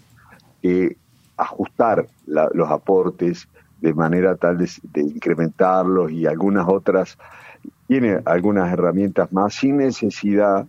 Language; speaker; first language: Spanish; native; Spanish